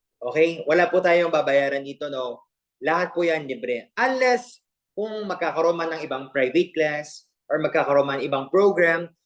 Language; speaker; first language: Filipino; native; Filipino